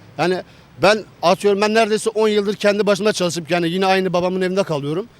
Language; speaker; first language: Turkish; native; Turkish